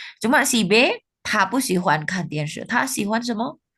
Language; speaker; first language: Chinese; non-native, fluent; Indonesian